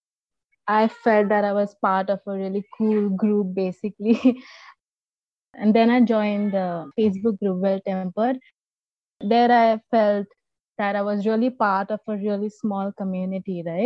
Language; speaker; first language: English; non-native, local second language; Marathi